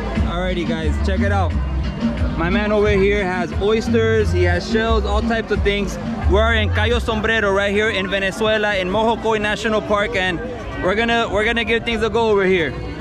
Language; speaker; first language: English; early bilingual, other home language; Spanish